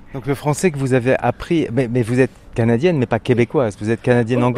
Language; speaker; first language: French; native; French